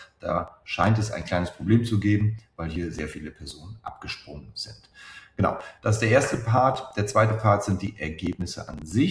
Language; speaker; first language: German; native; German